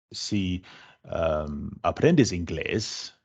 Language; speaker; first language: Spanish; non-native, fluent; English